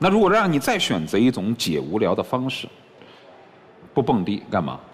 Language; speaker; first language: Chinese; native; Chinese